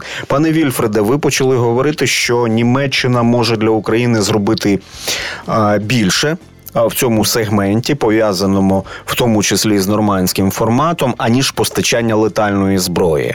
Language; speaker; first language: Ukrainian; native; Ukrainian